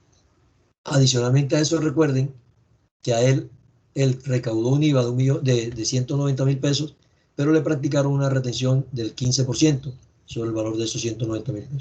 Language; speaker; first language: Spanish; native; Spanish